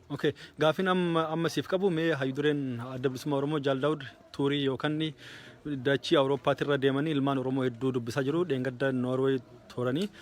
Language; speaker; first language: Oromo; native; Oromo